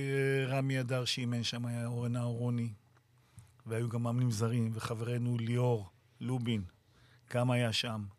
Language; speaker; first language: Hebrew; native; Hebrew